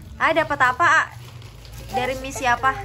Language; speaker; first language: Indonesian; native; Indonesian